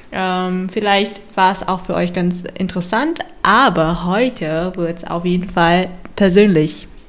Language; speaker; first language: German; early bilingual, other home language; Vietnamese